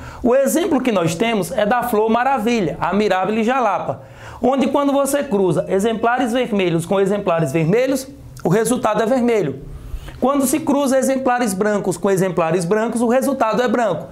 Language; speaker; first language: Portuguese; native; Portuguese